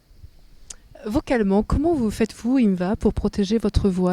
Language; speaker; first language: French; native; French